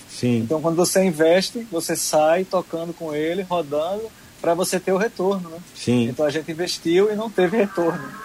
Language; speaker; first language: Portuguese; native; Portuguese